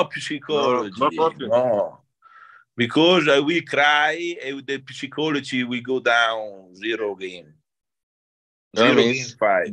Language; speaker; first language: English; non-native, learner; Italian